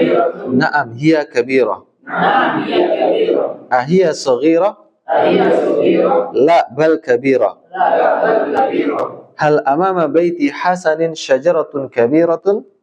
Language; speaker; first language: Arabic; non-native, fluent; Indonesian